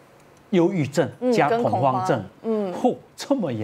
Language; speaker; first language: Chinese; native; Chinese